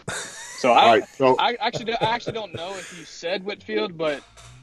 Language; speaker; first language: English; native; English